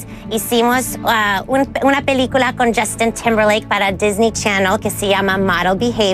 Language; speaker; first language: Spanish; early bilingual, heritage; English